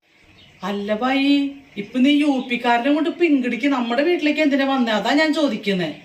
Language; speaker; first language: Malayalam; native; Malayalam